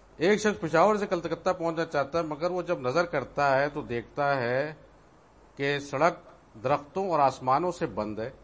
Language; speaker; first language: Urdu; native; Urdu